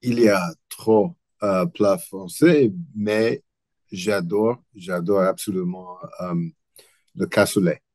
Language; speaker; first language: French; non-native, learner; English